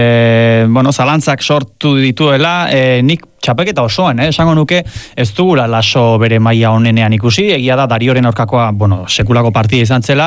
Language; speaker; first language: Basque; native; Basque